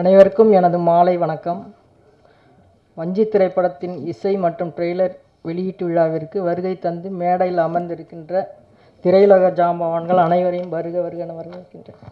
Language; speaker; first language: Tamil; native; Tamil